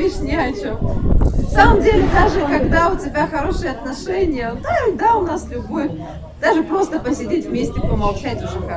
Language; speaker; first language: Russian; native; Russian